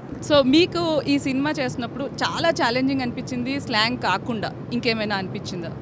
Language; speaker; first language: Telugu; native; Telugu